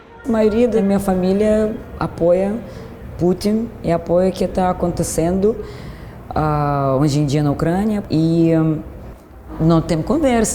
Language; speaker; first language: Portuguese; non-native, fluent; Russian